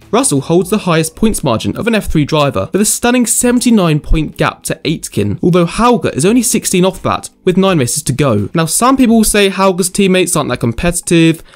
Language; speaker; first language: English; native; English